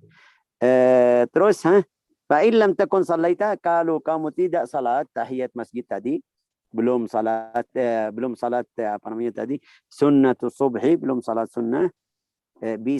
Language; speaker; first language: Indonesian; non-native, fluent; Arabic